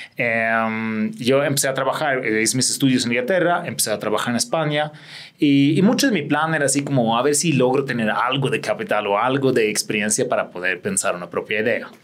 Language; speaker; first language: Spanish; non-native, fluent; Swedish